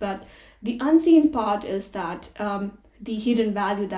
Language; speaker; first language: English; non-native, local second language; Nepali